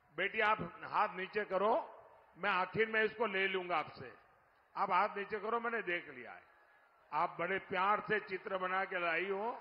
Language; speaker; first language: Hindi; non-native, local second language; Gujarati